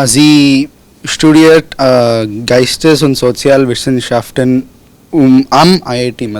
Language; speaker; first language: German; non-native, learner; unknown